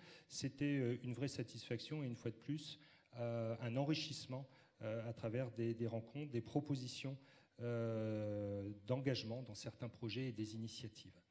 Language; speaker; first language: French; native; French